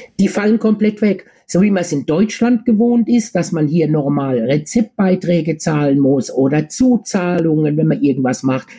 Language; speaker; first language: German; native; German